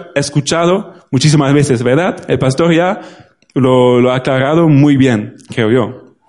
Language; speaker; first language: Spanish; non-native, fluent; German